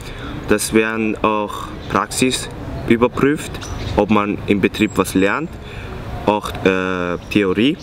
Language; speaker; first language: German; non-native, fluent; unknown